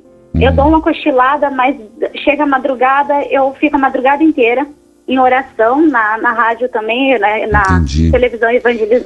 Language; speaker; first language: Portuguese; native; Portuguese